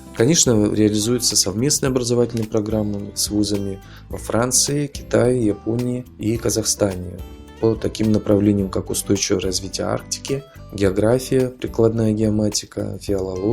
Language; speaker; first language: Russian; non-native, local second language; Yakut